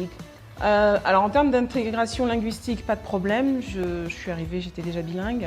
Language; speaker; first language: French; early bilingual, other home language; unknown